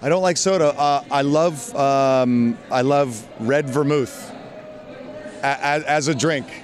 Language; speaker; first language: English; native; English